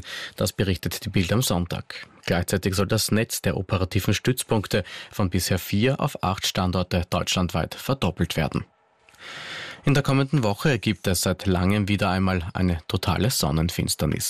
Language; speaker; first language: German; native; German